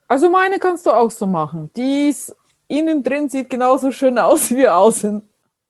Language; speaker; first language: German; non-native, fluent; Russian